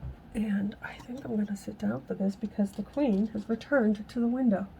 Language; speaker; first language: English; native; English